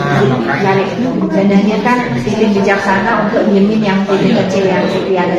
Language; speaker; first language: Indonesian; native; Indonesian